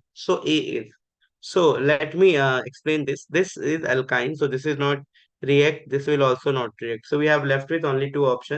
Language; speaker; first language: English; non-native, local second language; Hindi